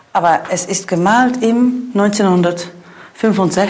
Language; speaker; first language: German; non-native, learner; Dutch